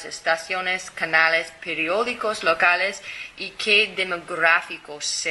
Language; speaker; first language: Spanish; non-native, fluent; English